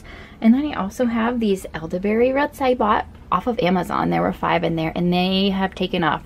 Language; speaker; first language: English; native; English